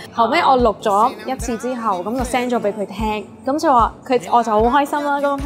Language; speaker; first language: Cantonese; non-native, fluent; Chinese